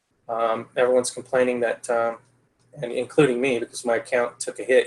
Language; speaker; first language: English; native; English